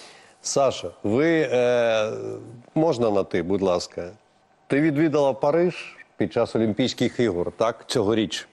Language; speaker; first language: Ukrainian; native; Ukrainian